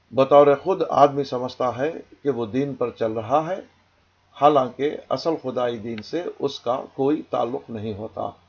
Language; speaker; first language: Urdu; native; Urdu